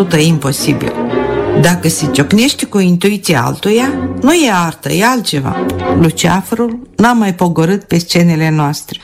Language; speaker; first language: Romanian; non-native, local second language; Russian